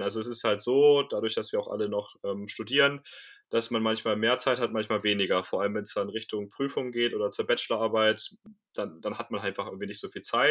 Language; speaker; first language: German; native; German